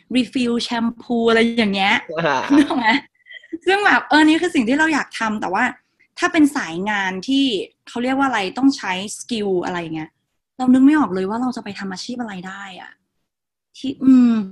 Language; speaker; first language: Thai; non-native, local second language; Northeastern Thai